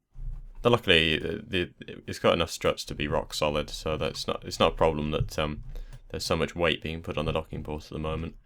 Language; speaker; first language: English; native; English